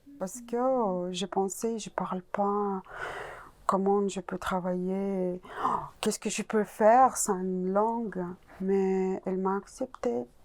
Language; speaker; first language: French; non-native, learner; Russian